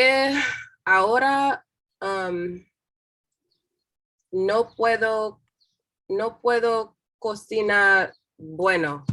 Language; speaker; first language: Spanish; non-native, learner; English